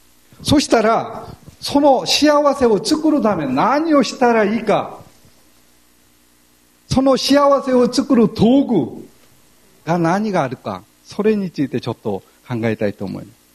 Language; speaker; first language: Japanese; non-native, fluent; Korean